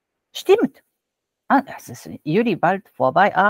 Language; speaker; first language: German; non-native, fluent; Japanese